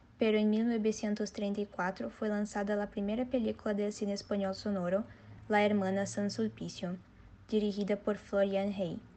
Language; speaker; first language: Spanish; non-native, learner; Portuguese